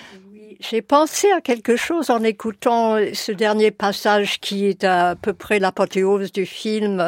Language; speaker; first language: French; non-native, fluent; English